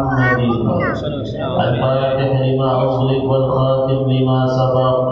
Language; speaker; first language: Arabic; non-native, fluent; Banjar